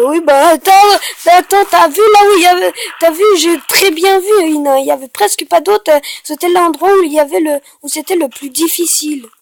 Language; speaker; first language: French; native; French